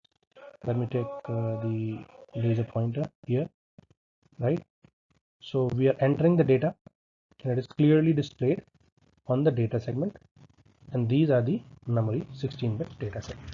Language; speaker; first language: English; non-native, local second language; Hindi